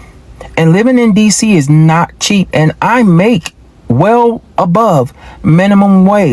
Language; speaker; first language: English; native; English